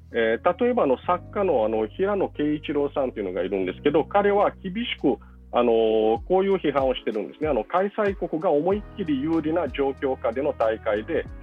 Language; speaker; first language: Japanese; non-native, fluent; Portuguese